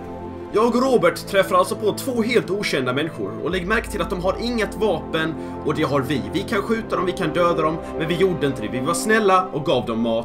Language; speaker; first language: Swedish; native; Swedish